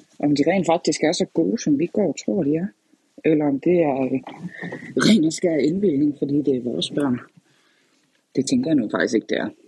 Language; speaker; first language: Danish; native; Danish